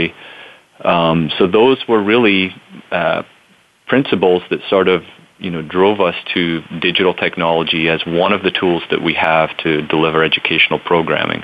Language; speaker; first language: English; native; English